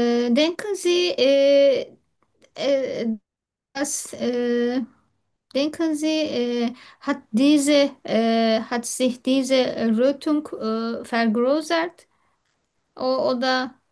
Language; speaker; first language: German; non-native, learner; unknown